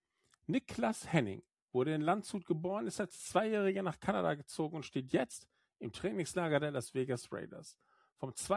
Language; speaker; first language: German; native; German